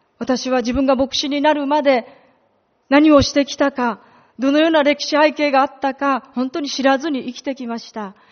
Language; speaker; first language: Japanese; native; Japanese